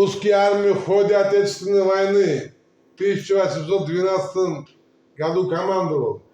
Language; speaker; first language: Russian; non-native, fluent; Uzbek